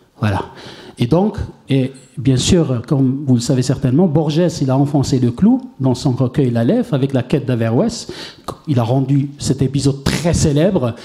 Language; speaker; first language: French; non-native, local second language; Arabic